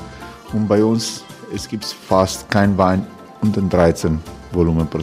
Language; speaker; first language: German; non-native, learner; Croatian